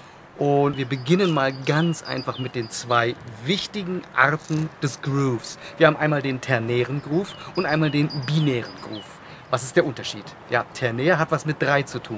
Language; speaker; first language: German; native; German